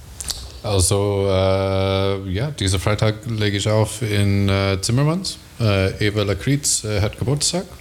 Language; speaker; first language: German; non-native, learner; English